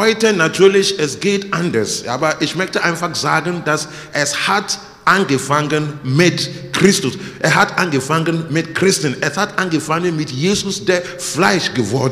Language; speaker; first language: German; non-native, learner; English